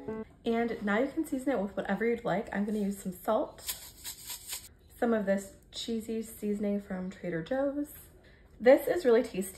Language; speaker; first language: English; native; English